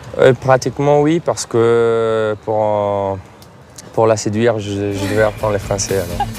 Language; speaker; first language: French; non-native, fluent; Italian